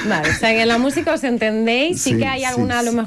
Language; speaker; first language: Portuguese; non-native, learner; Catalan